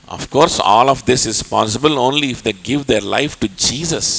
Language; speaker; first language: English; non-native, local second language; Telugu